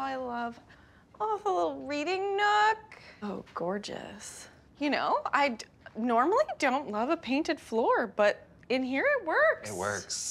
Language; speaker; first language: English; native; English